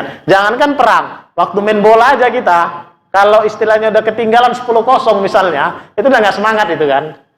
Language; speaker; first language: Indonesian; native; Indonesian